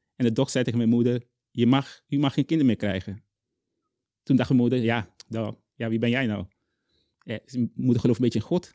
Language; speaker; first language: Dutch; non-native, local second language; Papiamento